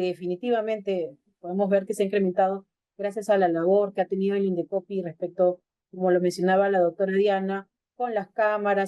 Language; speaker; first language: Spanish; native; Spanish